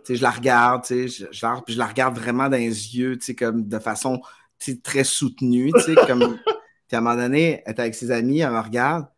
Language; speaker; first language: French; native; French